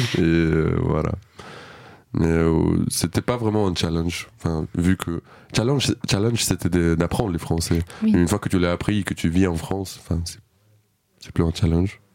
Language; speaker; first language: French; non-native, fluent; Russian